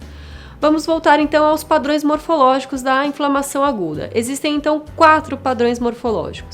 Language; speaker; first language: Portuguese; native; Portuguese